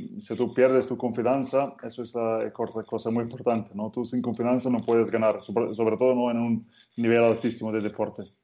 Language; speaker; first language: Spanish; non-native, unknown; Slovenian